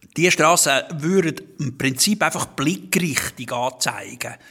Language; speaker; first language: German; native; German